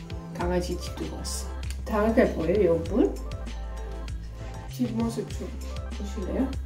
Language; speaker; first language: Korean; non-native, fluent; Dutch